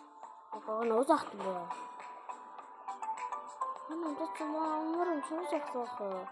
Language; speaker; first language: Turkish; non-native, learner; Azerbaijani